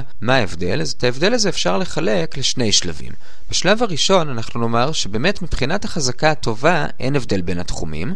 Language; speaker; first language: Hebrew; native; Hebrew